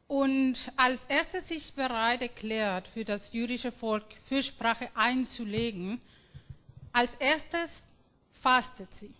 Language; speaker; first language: German; non-native, fluent; Spanish